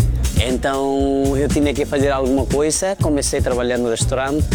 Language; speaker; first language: Portuguese; non-native, fluent; Nepali